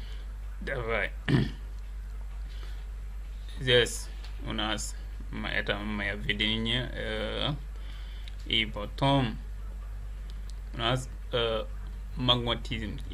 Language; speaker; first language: Russian; non-native, learner; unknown